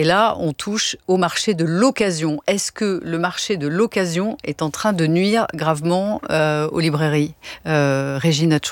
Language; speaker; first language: French; native; French